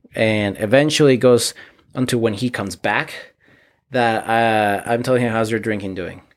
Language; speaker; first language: English; early bilingual, other home language; Spanish